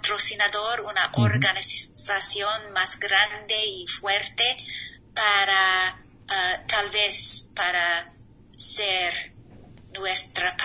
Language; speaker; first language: Spanish; non-native, learner; English